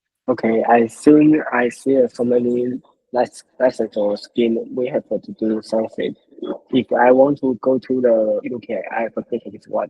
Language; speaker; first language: English; non-native, learner; Chinese